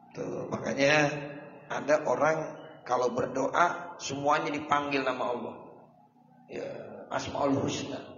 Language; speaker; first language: Indonesian; native; Indonesian